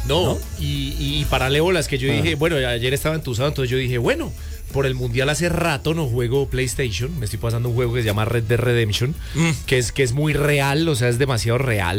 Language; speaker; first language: Spanish; native; Spanish